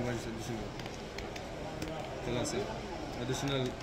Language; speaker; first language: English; non-native, learner; Arabic